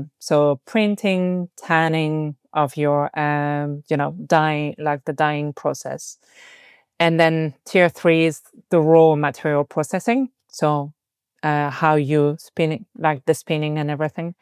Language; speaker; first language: English; non-native, fluent; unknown